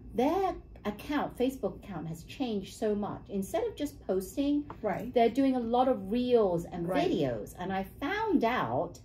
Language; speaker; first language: English; native; English